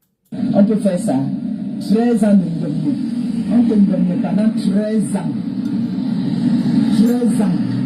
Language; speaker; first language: French; non-native, local second language; Lingala